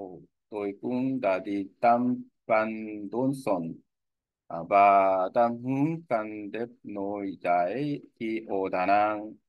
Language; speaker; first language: Vietnamese; non-native, learner; Korean